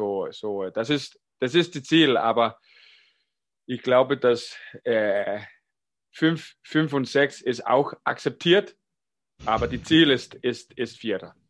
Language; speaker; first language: German; non-native, fluent; Danish